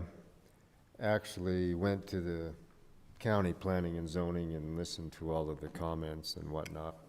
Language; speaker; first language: English; native; English